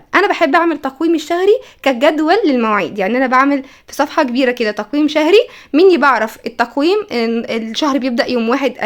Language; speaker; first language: Arabic; native; Arabic